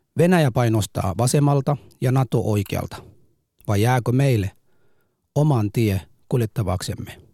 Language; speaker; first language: Finnish; non-native, fluent; Somali